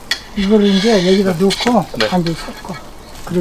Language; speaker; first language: Korean; native; Korean